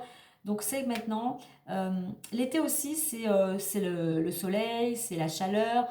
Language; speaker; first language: French; native; French